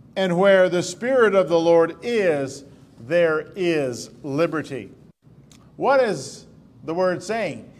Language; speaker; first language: English; native; English